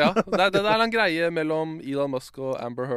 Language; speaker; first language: Norwegian; native; Norwegian